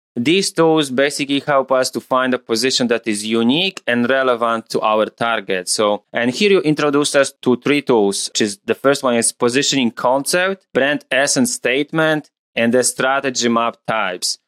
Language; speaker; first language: English; non-native, fluent; Polish